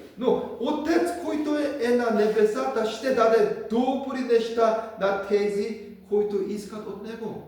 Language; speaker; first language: Bulgarian; non-native, learner; Korean